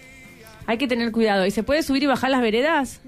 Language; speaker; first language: Spanish; native; Spanish